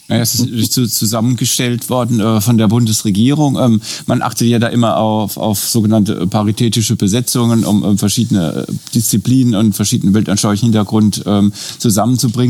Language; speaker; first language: German; native; German